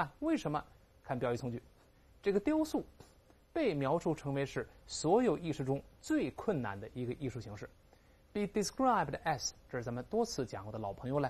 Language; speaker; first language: Chinese; native; Chinese